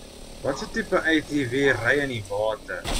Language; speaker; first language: Afrikaans; native; Afrikaans